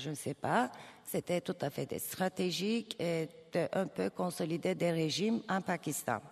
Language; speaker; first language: French; non-native, fluent; Turkish